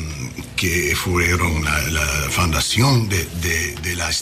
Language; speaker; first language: Spanish; non-native, learner; English